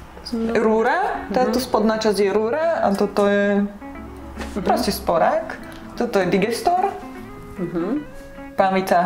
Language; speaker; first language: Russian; non-native, learner; Slovak